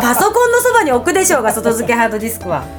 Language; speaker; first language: Japanese; native; Japanese